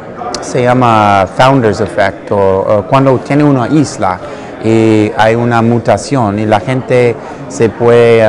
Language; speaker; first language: Spanish; non-native, learner; English